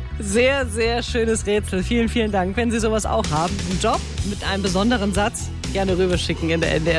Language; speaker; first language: German; native; German